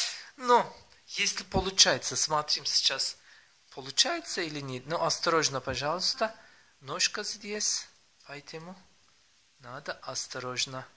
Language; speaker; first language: Russian; non-native, learner; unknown